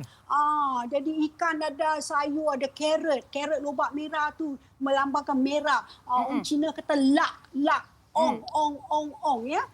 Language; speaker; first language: Malay; non-native, local second language; Chinese